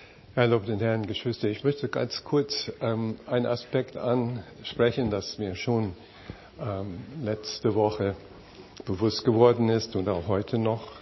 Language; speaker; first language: German; non-native, fluent; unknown